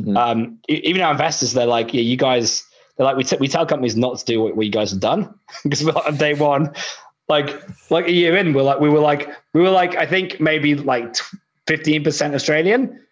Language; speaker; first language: English; native; English